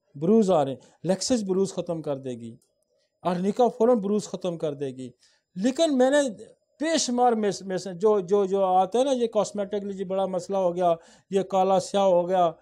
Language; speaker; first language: Urdu; non-native, local second language; Saraiki